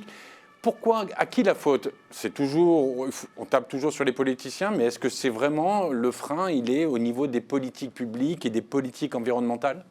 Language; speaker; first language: French; native; French